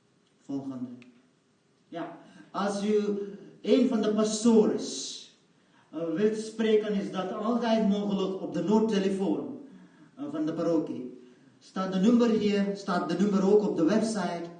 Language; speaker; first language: Dutch; non-native, fluent; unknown